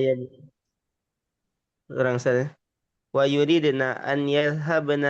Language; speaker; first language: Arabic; non-native, learner; Indonesian